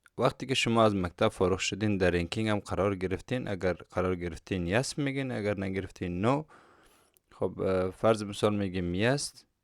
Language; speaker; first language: Persian; non-native, local second language; Turkmen